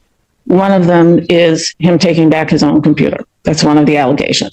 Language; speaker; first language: English; native; English